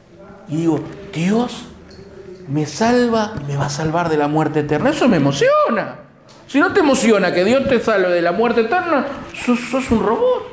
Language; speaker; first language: Spanish; native; Spanish